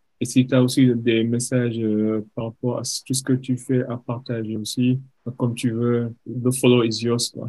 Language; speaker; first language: French; non-native, local second language; Wolof